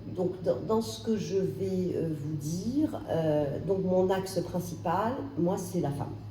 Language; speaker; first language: French; non-native, local second language; Arabic